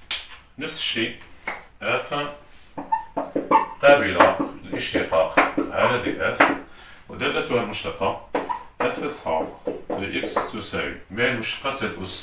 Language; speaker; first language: Arabic; native; Arabic